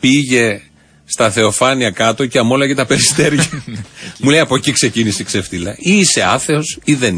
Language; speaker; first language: Greek; native; Greek